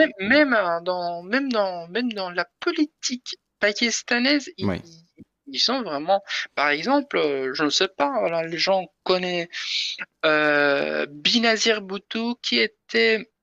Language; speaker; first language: French; non-native, learner; Persian